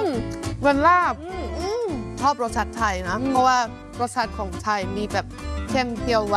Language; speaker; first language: Thai; non-native, fluent; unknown